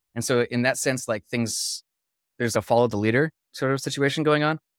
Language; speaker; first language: English; native; English